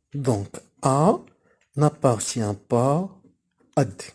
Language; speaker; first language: French; non-native, local second language; Arabic